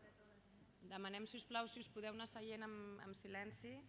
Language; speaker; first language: Catalan; native; Catalan